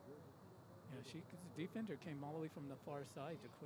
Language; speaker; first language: English; native; English